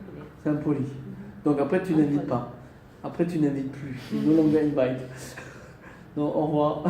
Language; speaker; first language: French; non-native, fluent; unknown